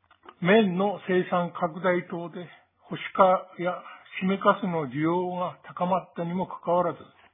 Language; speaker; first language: Japanese; native; Japanese